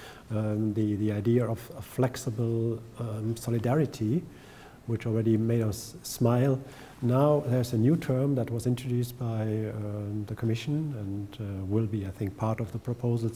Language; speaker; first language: English; non-native, fluent; German